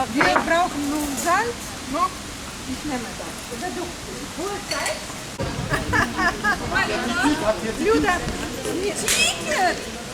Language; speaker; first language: German; non-native, learner; Ukrainian